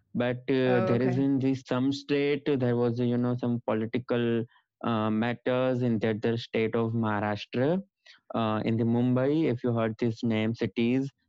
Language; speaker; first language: English; non-native, local second language; Gujarati